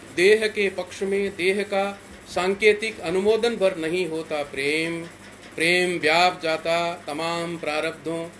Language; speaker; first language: Hindi; native; Hindi